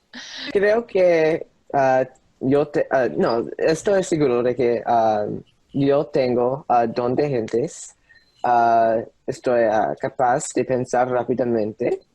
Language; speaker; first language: Spanish; non-native, learner; English